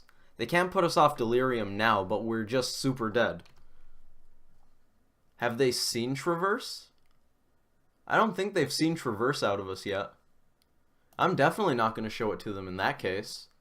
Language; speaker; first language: English; native; English